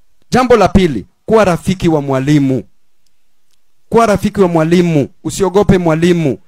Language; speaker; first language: Swahili; non-native, local second language; Luo (Kenya and Tanzania)